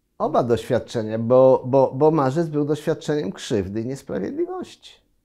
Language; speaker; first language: Polish; native; Polish